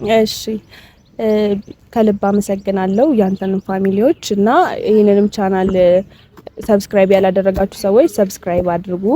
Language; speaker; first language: Amharic; native; Amharic